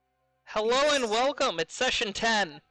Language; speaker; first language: English; native; English